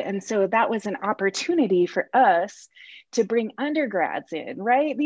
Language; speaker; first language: English; native; English